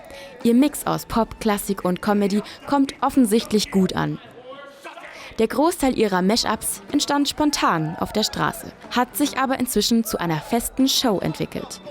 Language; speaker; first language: German; native; German